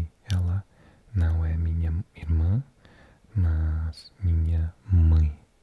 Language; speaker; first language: Portuguese; non-native, learner; English